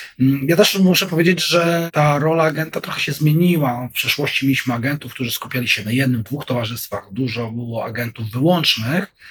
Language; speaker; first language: Polish; native; Polish